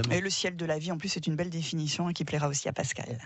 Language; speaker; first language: French; native; French